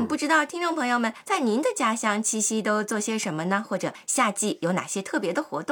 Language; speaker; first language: Chinese; native; Chinese